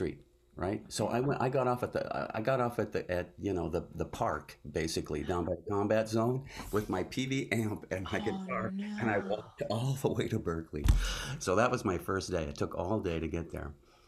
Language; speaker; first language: English; native; English